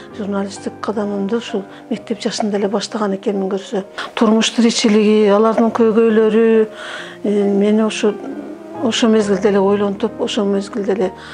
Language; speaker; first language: Kyrgyz; native; Kyrgyz